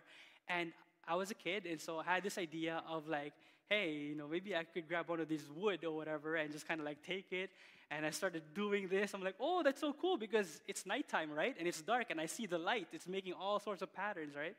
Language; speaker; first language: English; non-native, local second language; Filipino